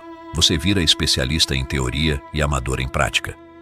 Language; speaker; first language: Portuguese; native; Portuguese